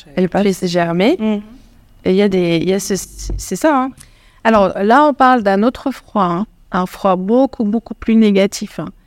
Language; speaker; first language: French; non-native, local second language; Arabic